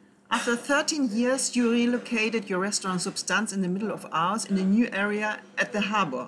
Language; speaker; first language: English; non-native, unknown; German